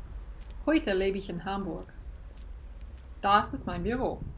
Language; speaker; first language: German; non-native, fluent; English